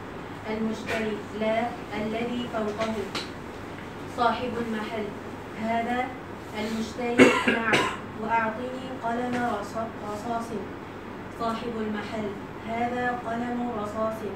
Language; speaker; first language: Arabic; non-native, learner; Urdu